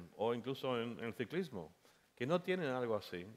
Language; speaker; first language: Spanish; non-native, fluent; English